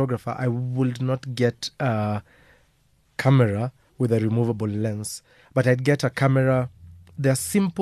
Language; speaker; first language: English; non-native, local second language; Kamba